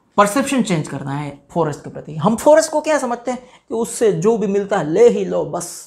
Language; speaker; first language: Hindi; non-native, local second language; Gujarati